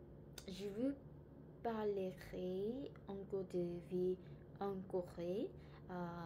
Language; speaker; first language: French; non-native, learner; Korean